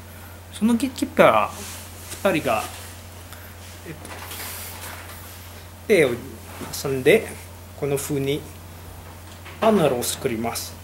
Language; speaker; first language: Japanese; non-native, learner; Indonesian